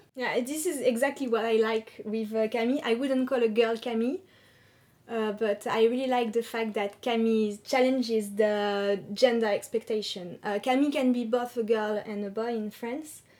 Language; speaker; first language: English; non-native, fluent; French